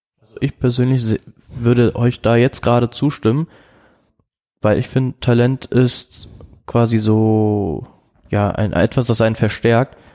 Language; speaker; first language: German; native; German